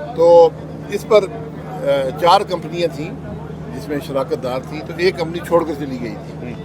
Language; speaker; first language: Urdu; native; Urdu